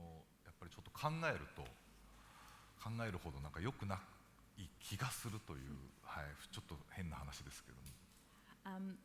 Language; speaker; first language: Japanese; native; Japanese